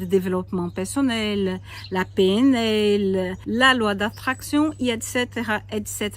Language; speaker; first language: French; non-native, fluent; Portuguese